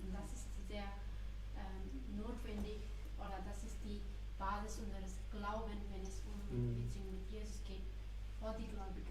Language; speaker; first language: German; non-native, fluent; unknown